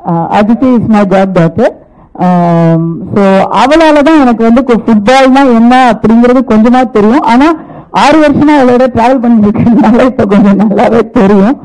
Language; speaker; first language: Tamil; native; Tamil